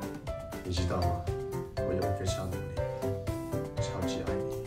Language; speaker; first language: Chinese; non-native, fluent; Thai